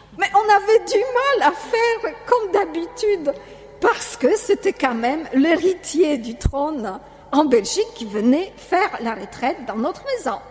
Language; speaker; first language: French; non-native, fluent; Polish